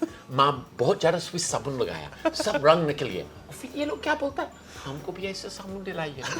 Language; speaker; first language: Hindi; non-native, fluent; English